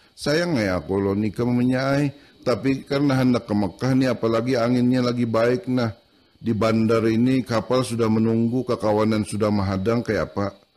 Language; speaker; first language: Indonesian; non-native, local second language; Banjar